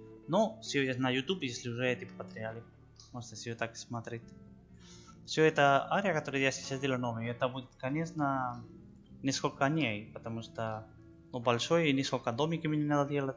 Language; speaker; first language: Russian; non-native, learner; Spanish